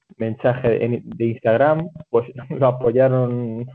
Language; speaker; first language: Spanish; early bilingual, other home language; Catalan